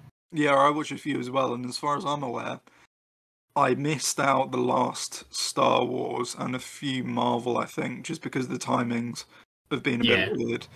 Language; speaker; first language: English; native; English